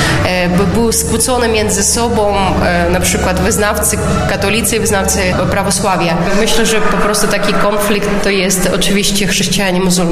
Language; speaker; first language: Polish; non-native, local second language; Ukrainian